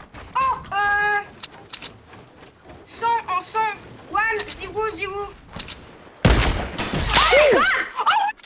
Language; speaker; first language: English; non-native, learner; French